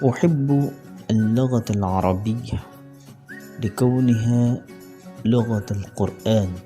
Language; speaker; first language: Arabic; non-native, learner; Indonesian